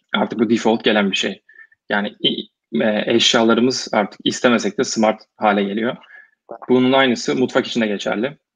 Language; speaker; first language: Turkish; native; Turkish